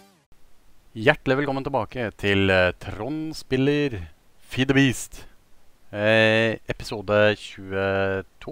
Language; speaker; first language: Norwegian; native; Norwegian